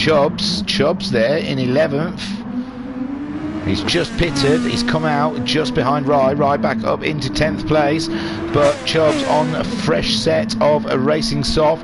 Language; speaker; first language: English; native; English